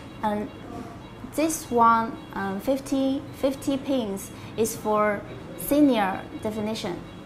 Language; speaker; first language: English; non-native, learner; Chinese